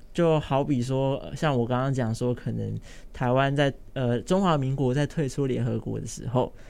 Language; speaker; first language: Chinese; non-native, local second language; Min Nan Chinese